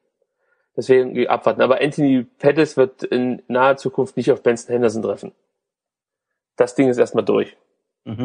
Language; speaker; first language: German; native; German